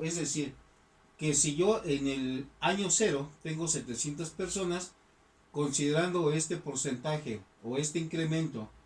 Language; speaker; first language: Spanish; native; Spanish